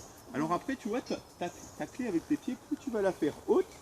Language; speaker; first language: French; native; French